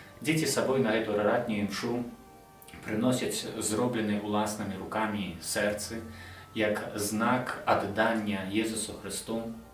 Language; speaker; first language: Belarusian; non-native, local second language; Russian